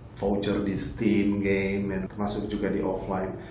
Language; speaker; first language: English; non-native, fluent; Indonesian